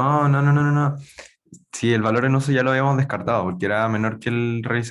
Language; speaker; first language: Spanish; native; Spanish